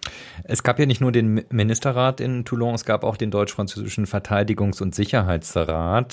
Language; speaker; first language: German; native; German